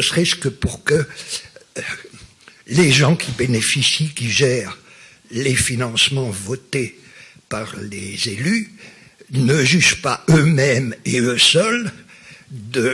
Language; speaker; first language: French; native; French